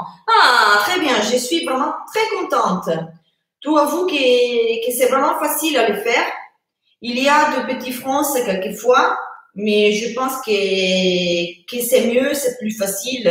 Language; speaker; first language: French; non-native, fluent; Italian